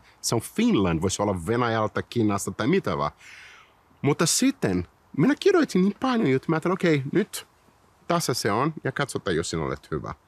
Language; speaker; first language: Finnish; non-native, fluent; Portuguese